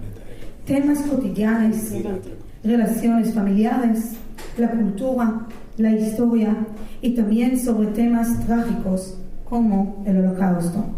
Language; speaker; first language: Spanish; non-native, fluent; Hebrew